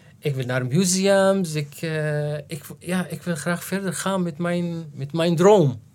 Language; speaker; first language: Dutch; non-native, learner; Arabic